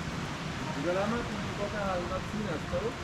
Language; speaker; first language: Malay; non-native, fluent; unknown